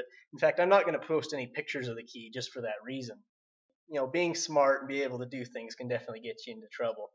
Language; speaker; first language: English; native; English